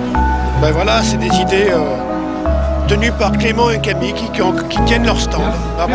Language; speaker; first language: French; native; French